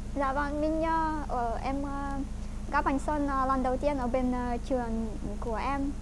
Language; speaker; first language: Vietnamese; non-native, fluent; Ukrainian